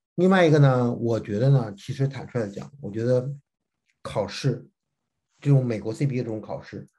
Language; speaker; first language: Chinese; native; Chinese